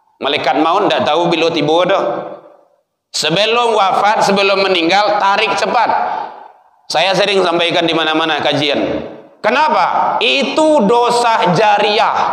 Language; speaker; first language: Malay; non-native, local second language; Minangkabau